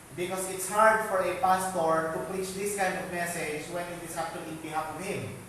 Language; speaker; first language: English; non-native, local second language; Filipino